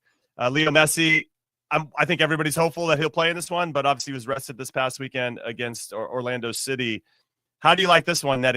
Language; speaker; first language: English; native; English